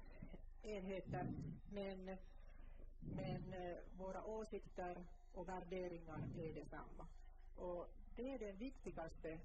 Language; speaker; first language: Swedish; non-native, local second language; Finnish